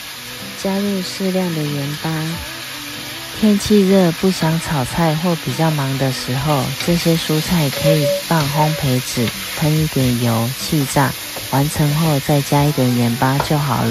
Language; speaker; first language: Chinese; native; Chinese